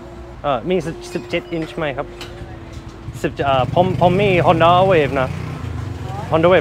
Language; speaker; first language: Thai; non-native, learner; English